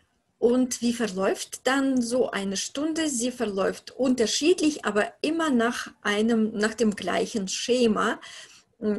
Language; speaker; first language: German; non-native, fluent; Russian